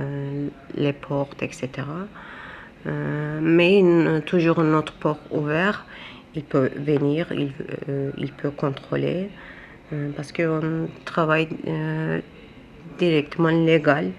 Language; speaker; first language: French; non-native, learner; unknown